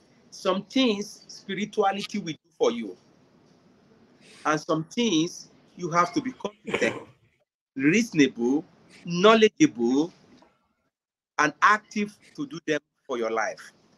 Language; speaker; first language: English; non-native, local second language; Yoruba